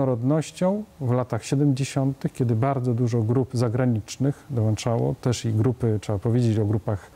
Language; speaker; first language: Polish; native; Polish